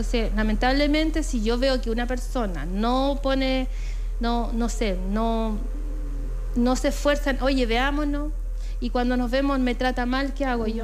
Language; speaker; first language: Spanish; native; Spanish